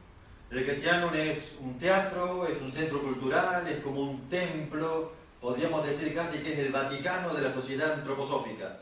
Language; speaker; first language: Spanish; native; Spanish